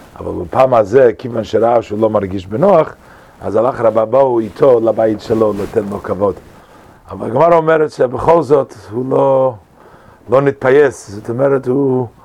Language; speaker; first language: Hebrew; non-native, fluent; English